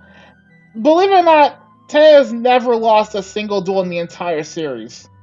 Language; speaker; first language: English; native; English